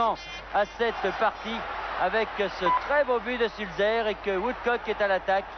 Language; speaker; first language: French; native; French